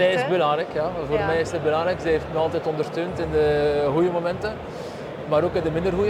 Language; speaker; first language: Dutch; non-native, local second language; French